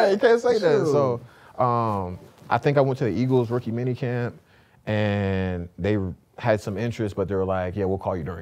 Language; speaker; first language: English; native; English